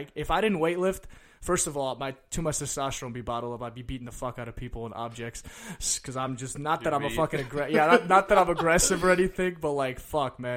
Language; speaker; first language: English; native; English